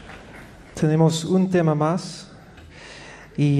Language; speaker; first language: Spanish; non-native, fluent; English